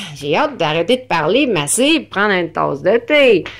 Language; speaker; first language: French; native; French